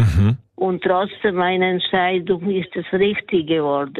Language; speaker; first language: German; non-native, learner; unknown